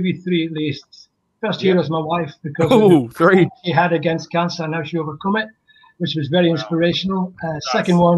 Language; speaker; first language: English; native; English